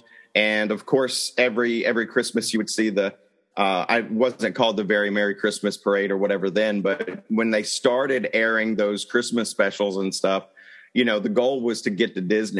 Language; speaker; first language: English; native; English